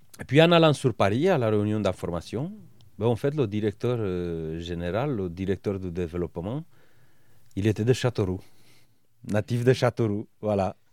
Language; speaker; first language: French; non-native, fluent; Romanian